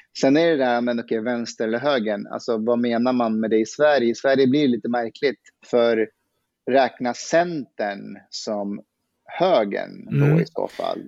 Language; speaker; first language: Swedish; early bilingual, other home language; Persian